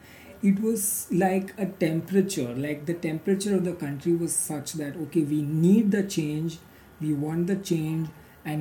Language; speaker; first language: English; non-native, local second language; Marathi